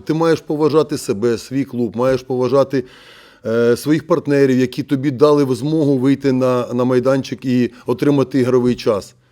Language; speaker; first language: Ukrainian; native; Ukrainian